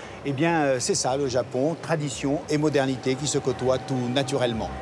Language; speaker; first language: French; native; French